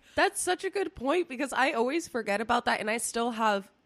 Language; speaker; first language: English; early bilingual, other home language; Spanish